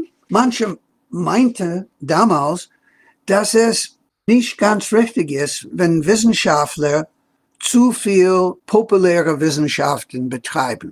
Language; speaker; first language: German; non-native, fluent; English